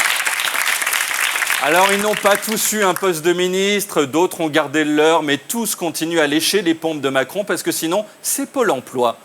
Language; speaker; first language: French; native; French